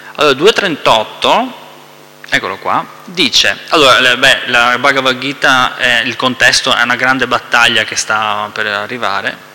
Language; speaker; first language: Italian; native; Italian